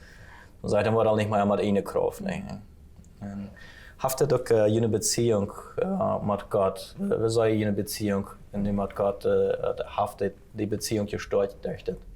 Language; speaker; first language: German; non-native, local second language; Plautdietsch